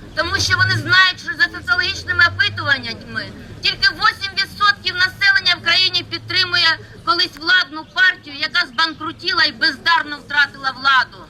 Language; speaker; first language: Ukrainian; native; Ukrainian